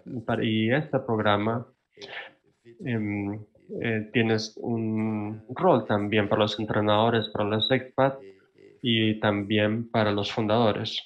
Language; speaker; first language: Spanish; non-native, fluent; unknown